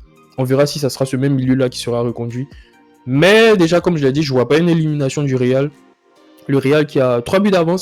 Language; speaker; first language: French; native; French